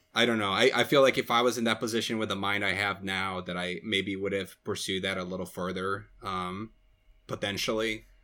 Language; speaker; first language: English; non-native, fluent; Portuguese